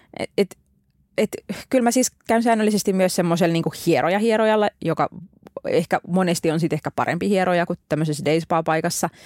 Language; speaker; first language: Finnish; native; Finnish